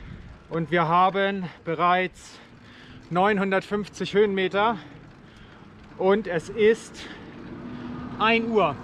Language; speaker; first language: German; native; German